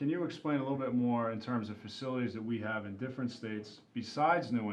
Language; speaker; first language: English; native; English